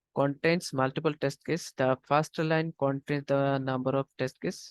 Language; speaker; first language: English; non-native, local second language; Bangla